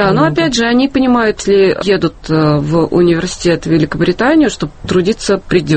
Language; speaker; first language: Russian; native; Russian